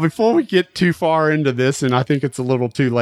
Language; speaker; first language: English; native; English